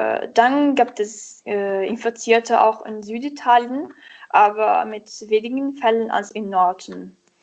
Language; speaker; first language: German; non-native, learner; Italian